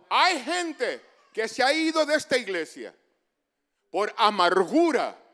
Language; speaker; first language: Spanish; early bilingual, heritage; Spanish